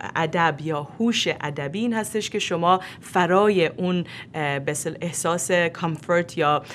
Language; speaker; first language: Persian; native; Persian